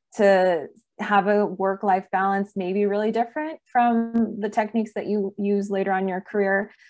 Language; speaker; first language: English; native; English